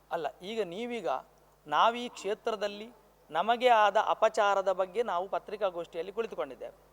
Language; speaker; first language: Kannada; non-native, local second language; Tulu